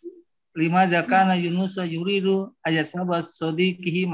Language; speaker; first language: Arabic; non-native, learner; Indonesian